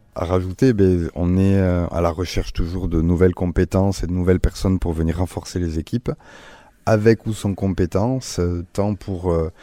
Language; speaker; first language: French; native; French